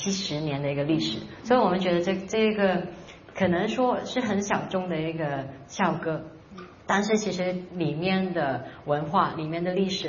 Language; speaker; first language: Chinese; non-native, local second language; Cantonese